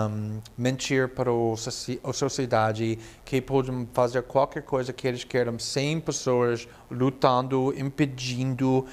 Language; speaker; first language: Portuguese; non-native, fluent; English